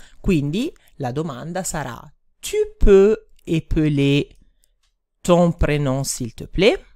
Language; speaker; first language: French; non-native, fluent; Italian